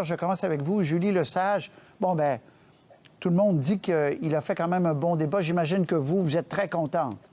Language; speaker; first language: French; native; French